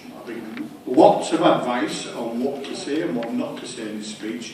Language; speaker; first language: English; native; English